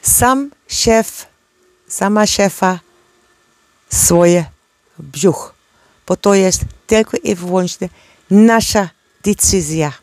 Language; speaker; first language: Polish; non-native, learner; Dutch